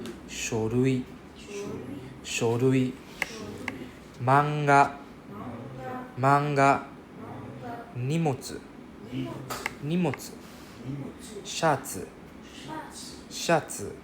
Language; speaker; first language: Japanese; non-native, fluent; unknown